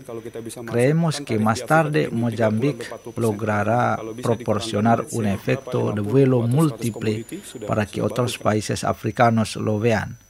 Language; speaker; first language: Spanish; non-native, fluent; Indonesian